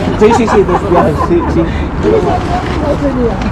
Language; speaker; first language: Spanish; non-native, learner; Filipino